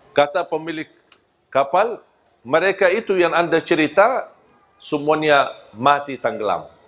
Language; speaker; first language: Malay; non-native, fluent; Arabic